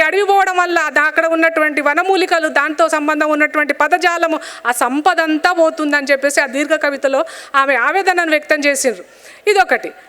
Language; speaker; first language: Telugu; non-native, local second language; Lambadi